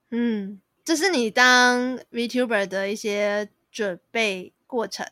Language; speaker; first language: Chinese; native; Chinese